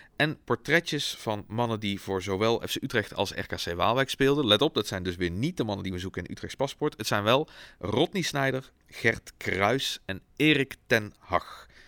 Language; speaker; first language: Dutch; native; Dutch